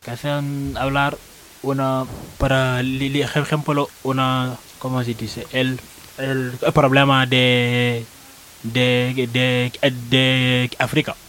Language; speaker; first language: Spanish; non-native, learner; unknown